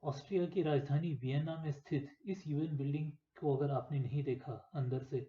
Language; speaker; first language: Hindi; non-native, local second language; Marathi